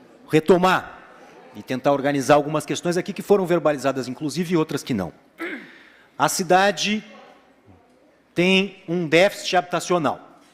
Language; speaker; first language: Portuguese; native; Portuguese